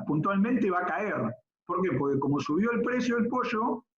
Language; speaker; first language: Spanish; native; Spanish